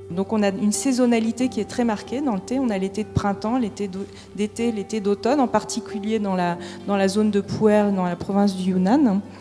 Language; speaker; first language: French; native; French